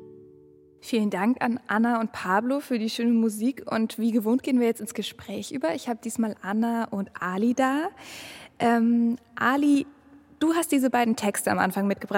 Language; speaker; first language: German; native; German